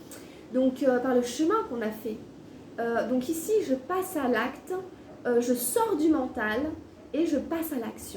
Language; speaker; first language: French; native; French